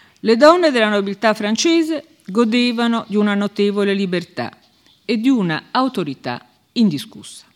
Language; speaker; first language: Italian; native; Italian